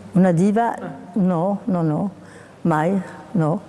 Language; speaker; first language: Italian; non-native, fluent; French